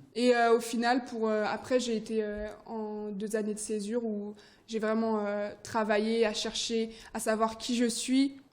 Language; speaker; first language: French; early bilingual, other home language; Haitian Creole